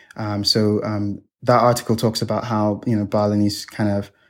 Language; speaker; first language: English; native; English